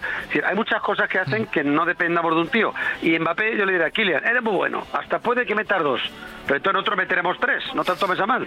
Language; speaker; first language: Spanish; native; Spanish